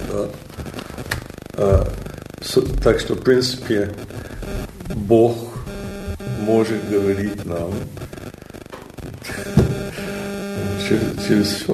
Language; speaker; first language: Russian; non-native, fluent; English